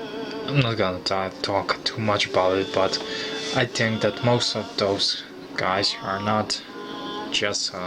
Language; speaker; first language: English; non-native, fluent; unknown